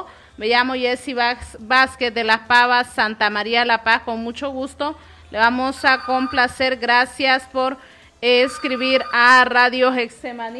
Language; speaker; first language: Spanish; native; Spanish